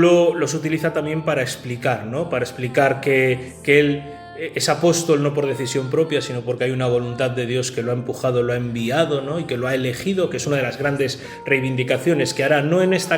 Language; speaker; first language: Spanish; native; Spanish